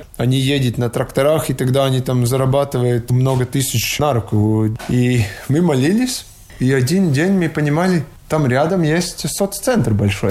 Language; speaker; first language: Russian; non-native, local second language; Latvian